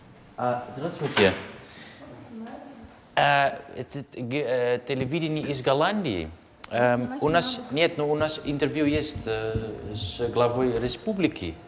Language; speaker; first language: Russian; non-native, learner; Dutch